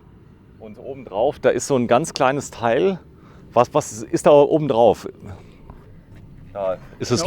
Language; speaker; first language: German; native; German